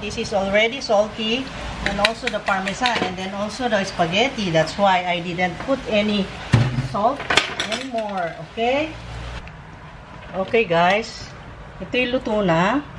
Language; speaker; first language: English; non-native, local second language; Filipino